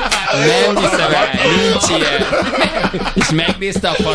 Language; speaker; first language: Hungarian; native; Hungarian